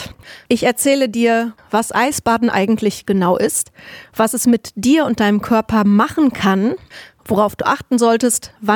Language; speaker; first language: German; native; German